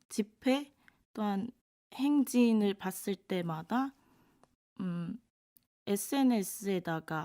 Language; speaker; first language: Korean; non-native, fluent; Cantonese